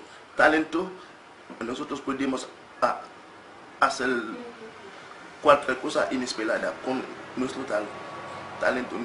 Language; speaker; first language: Spanish; non-native, learner; Haitian Creole